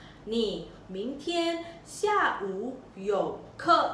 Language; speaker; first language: Chinese; non-native, local second language; Malay